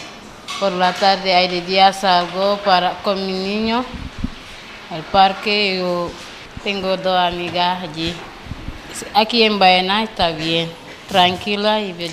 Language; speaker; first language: Spanish; non-native, learner; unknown